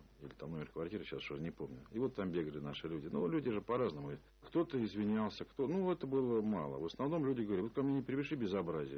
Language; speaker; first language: Russian; native; Russian